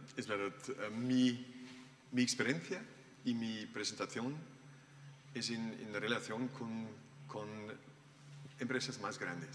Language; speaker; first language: Spanish; non-native, learner; German